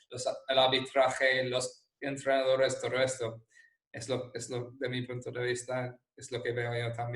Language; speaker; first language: Spanish; non-native, fluent; English